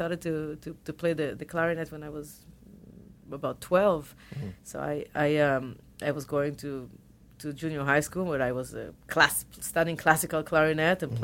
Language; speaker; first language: English; non-native, fluent; Hebrew